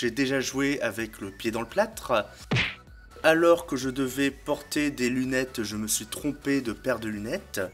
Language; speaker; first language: French; native; French